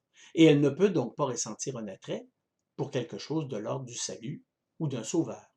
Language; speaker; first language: French; native; French